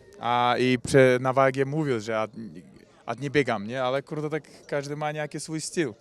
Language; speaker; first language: Polish; non-native, learner; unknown